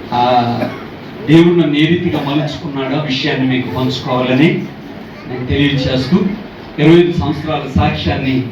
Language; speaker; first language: Telugu; non-native, local second language; Koya